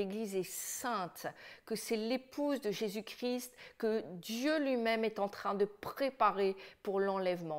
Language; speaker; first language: French; native; French